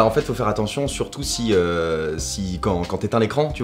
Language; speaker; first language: French; native; French